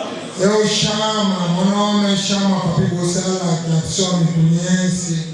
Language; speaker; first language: Portuguese; non-native, learner; Lingala